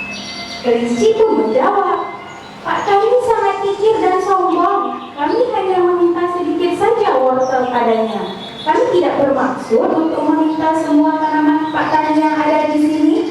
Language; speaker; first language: Indonesian; native; Indonesian